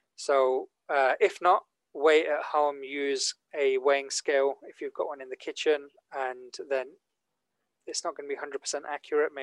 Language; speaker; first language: English; native; English